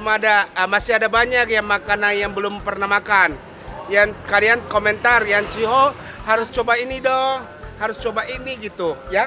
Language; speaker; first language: Indonesian; non-native, fluent; Japanese